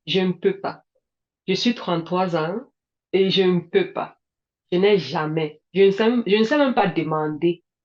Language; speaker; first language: French; non-native, learner; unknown